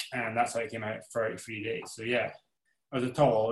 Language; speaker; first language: English; native; English